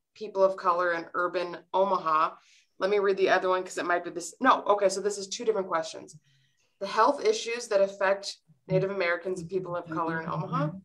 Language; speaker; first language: English; native; English